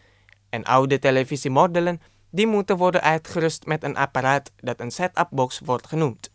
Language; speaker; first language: Dutch; non-native, fluent; Indonesian